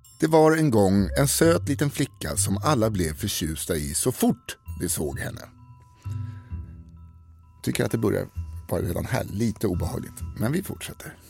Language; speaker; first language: Swedish; native; Swedish